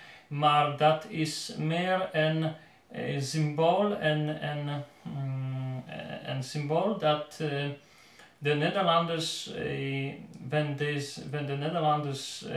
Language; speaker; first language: Dutch; non-native, learner; Polish